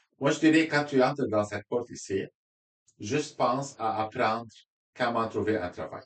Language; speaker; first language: French; non-native, local second language; Arabic